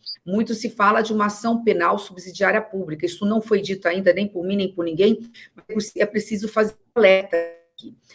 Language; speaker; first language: Portuguese; native; Portuguese